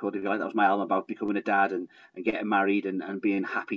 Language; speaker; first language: English; native; English